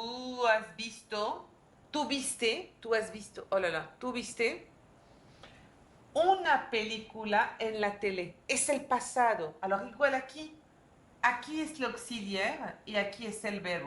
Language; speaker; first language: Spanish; non-native, learner; French